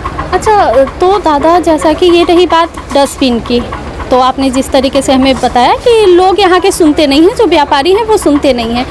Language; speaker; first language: Hindi; native; Hindi